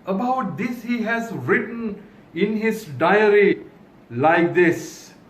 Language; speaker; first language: English; non-native, local second language; Sinhala